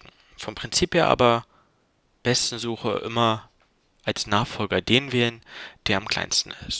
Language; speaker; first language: German; native; German